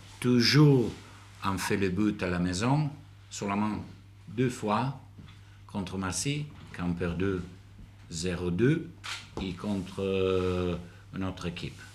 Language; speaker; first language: French; non-native, learner; Italian